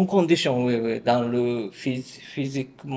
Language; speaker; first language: French; non-native, learner; Japanese